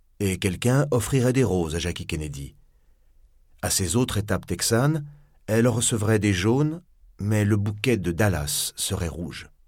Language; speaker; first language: French; native; French